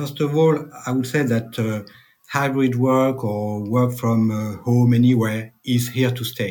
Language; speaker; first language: English; non-native, fluent; French